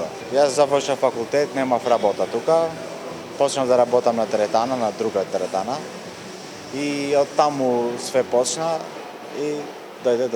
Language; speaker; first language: Macedonian; non-native, local second language; Albanian